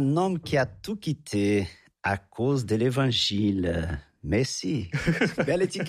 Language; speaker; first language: French; non-native, fluent; Portuguese